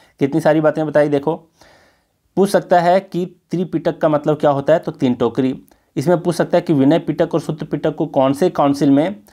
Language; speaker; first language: Hindi; native; Hindi